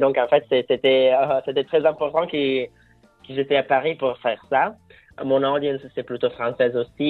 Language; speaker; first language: French; non-native, fluent; Italian